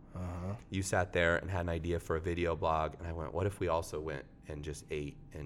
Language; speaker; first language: English; native; English